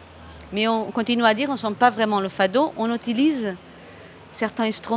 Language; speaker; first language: French; non-native, fluent; Portuguese